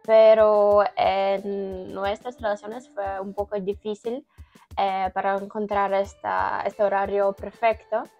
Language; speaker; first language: Spanish; non-native, learner; Ukrainian